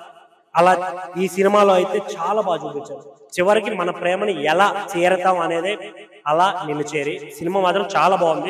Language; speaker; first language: Telugu; native; Telugu